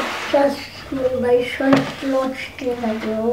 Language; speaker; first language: Russian; early bilingual, heritage; Russian